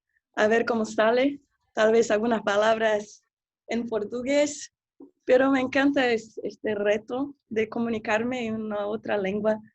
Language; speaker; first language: Spanish; non-native, fluent; Portuguese